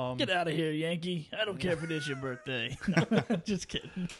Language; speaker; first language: English; native; English